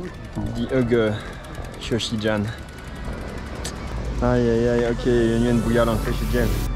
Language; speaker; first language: Chinese; non-native, fluent; French